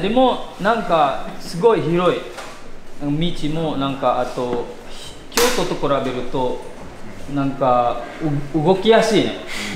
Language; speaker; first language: Japanese; non-native, fluent; Indonesian